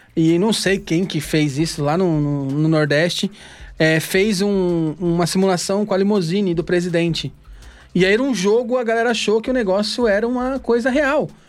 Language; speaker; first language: Portuguese; native; Portuguese